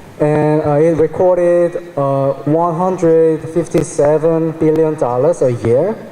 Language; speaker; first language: English; non-native, fluent; Korean